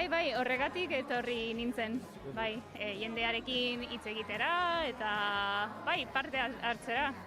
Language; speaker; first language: Basque; non-native, fluent; English